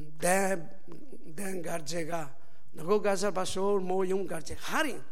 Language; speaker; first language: Mongolian; non-native, learner; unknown